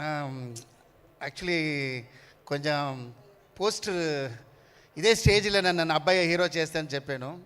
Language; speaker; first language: Telugu; non-native, local second language; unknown